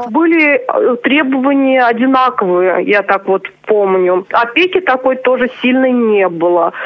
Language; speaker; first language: Russian; non-native, local second language; Chuvash